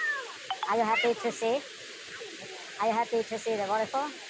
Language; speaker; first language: English; non-native, learner; Vietnamese